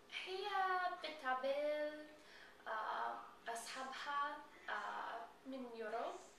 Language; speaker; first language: Arabic; non-native, learner; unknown